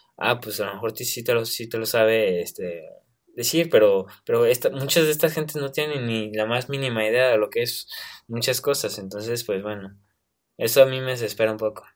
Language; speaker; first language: Spanish; native; Spanish